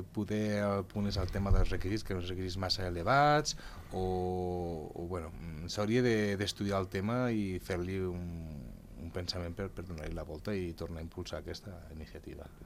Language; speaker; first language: Catalan; early bilingual, other home language; Spanish